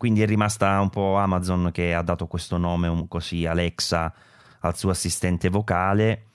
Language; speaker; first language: Italian; native; Italian